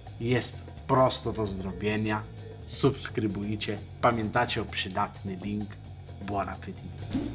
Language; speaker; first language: Polish; non-native, learner; Italian